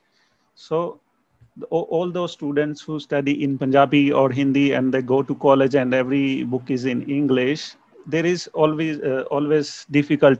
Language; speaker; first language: English; non-native, local second language; Punjabi